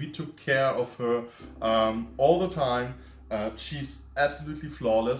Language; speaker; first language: English; non-native, fluent; German